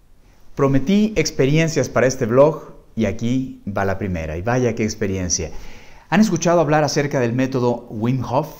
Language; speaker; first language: Spanish; native; Spanish